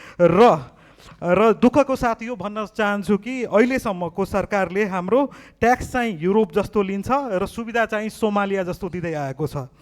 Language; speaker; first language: Nepali; non-native, local second language; Maithili